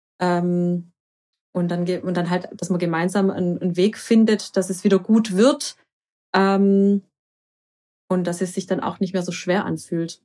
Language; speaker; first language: German; early bilingual, other home language; Croatian